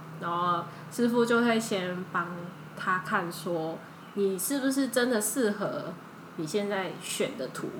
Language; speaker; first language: Chinese; early bilingual, heritage; Chinese